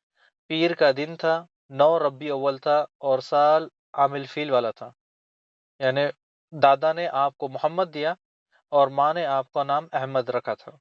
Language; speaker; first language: Urdu; native; Urdu